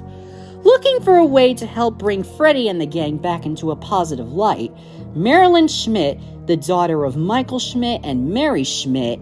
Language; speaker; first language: English; native; English